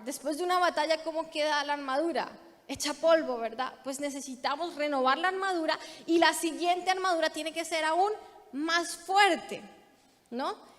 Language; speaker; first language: Spanish; native; Spanish